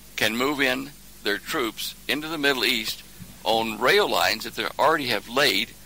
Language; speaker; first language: English; native; English